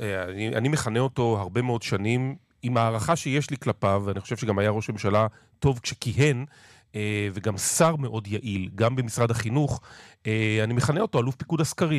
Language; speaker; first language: Hebrew; native; Hebrew